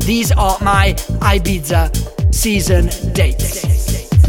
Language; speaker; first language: English; non-native, fluent; Italian